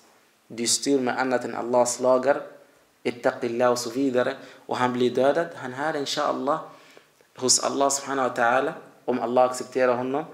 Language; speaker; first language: Swedish; early bilingual, other home language; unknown